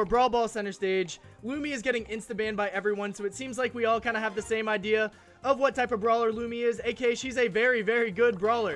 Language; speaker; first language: English; native; English